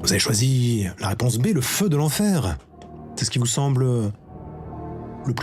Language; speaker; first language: French; native; French